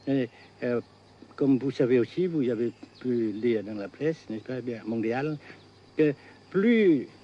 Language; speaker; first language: French; non-native, local second language; Vietnamese